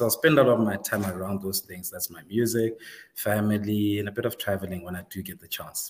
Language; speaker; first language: English; non-native, local second language; Northern Sotho